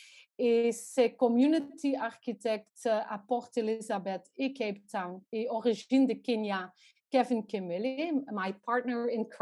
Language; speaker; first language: French; non-native, local second language; Dutch